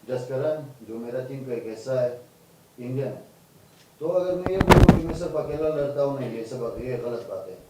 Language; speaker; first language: Hindi; non-native, fluent; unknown